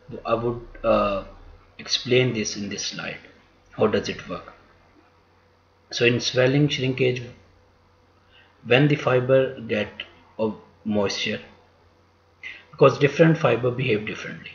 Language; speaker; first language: English; non-native, local second language; Urdu